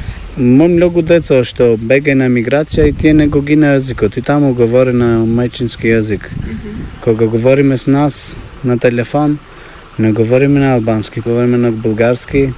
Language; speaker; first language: Bulgarian; early bilingual, heritage; Bulgarian